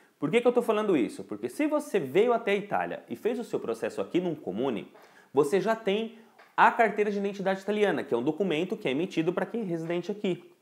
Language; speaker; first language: Portuguese; native; Portuguese